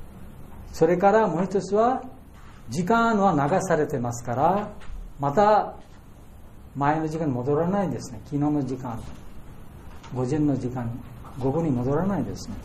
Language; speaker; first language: Japanese; non-native, fluent; Bangla